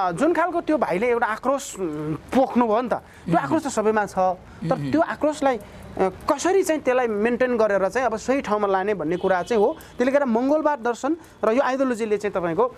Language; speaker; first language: Nepali; non-native, local second language; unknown